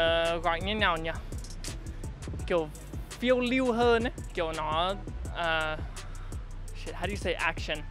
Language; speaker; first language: Vietnamese; non-native, fluent; English